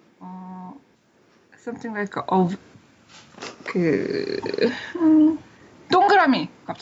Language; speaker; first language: Korean; early bilingual, heritage; Korean